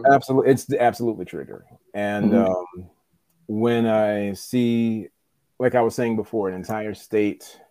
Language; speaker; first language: English; native; English